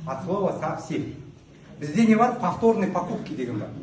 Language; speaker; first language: Russian; non-native, local second language; Kazakh